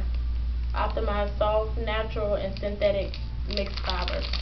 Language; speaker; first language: English; native; English